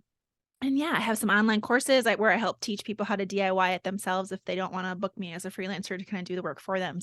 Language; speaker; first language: English; native; English